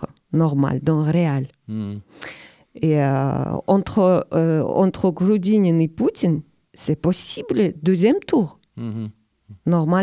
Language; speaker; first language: French; non-native, learner; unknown